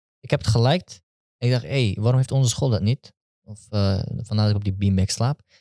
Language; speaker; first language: Dutch; early bilingual, other home language; Turkish